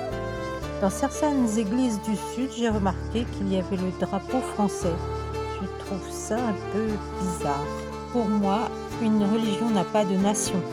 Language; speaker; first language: French; native; French